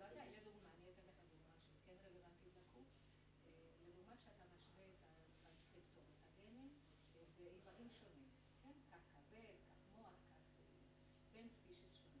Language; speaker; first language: Hebrew; native; Hebrew